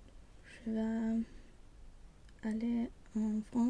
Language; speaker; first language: French; non-native, learner; Swedish